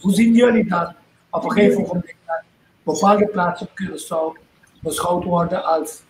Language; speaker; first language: Dutch; non-native, local second language; Papiamento